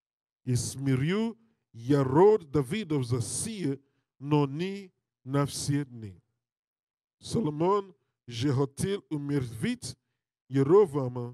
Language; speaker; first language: Russian; non-native, learner; English